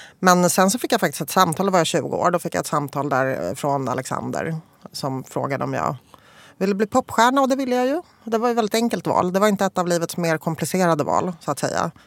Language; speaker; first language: Swedish; early bilingual, other home language; Polish